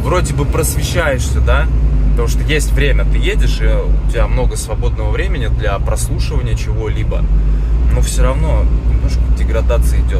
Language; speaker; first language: Russian; native; Russian